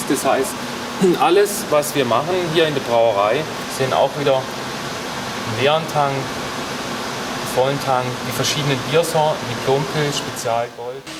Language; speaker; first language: German; native; German